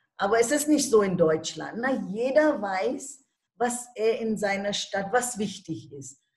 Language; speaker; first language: German; non-native, fluent; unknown